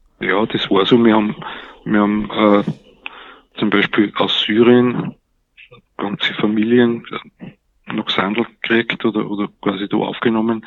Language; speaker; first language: German; native; German